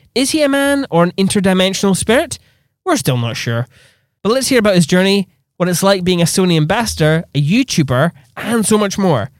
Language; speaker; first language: English; native; English